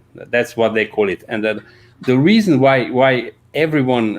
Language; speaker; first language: English; non-native, fluent; Slovenian